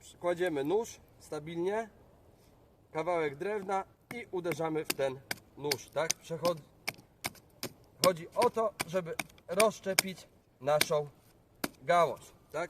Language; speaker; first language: Polish; native; Polish